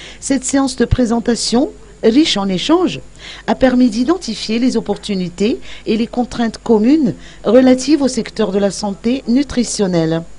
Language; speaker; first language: French; non-native, local second language; Malagasy